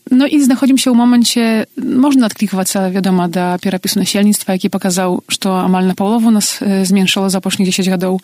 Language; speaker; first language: Belarusian; native; Belarusian